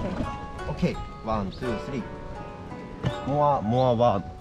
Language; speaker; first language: English; non-native, learner; Japanese